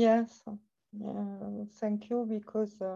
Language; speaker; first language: English; non-native, fluent; French